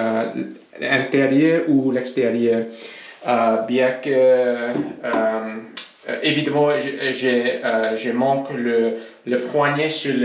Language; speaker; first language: French; non-native, learner; English